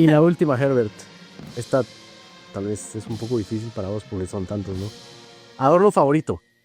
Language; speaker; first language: Spanish; native; Spanish